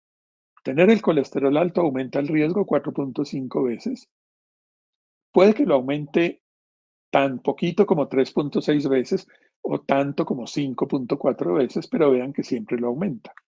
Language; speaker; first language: Spanish; native; Spanish